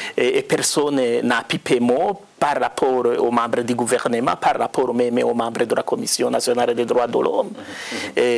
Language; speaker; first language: French; non-native, local second language; Rundi